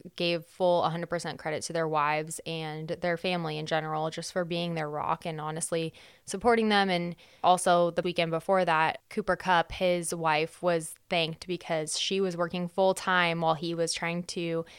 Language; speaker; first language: English; native; English